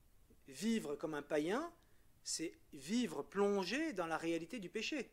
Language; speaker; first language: French; native; French